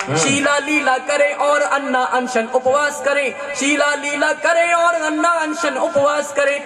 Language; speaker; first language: Hindi; native; Hindi